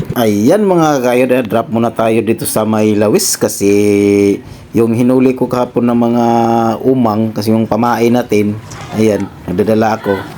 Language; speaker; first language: Filipino; non-native, local second language; Cebuano